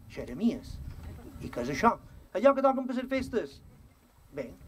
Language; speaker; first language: Catalan; native; Catalan